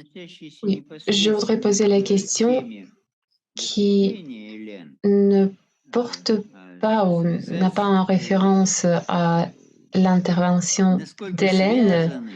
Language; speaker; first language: French; non-native, fluent; Russian